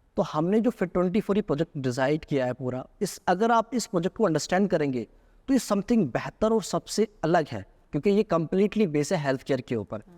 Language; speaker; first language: Hindi; native; Hindi